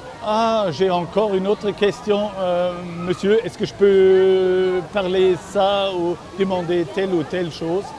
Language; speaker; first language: French; non-native, fluent; German